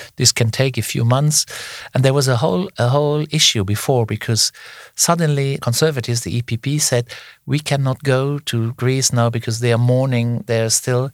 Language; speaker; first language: English; non-native, fluent; Luxembourgish